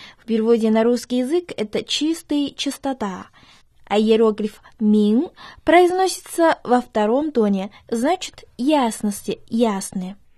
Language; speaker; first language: Russian; non-native, fluent; Chinese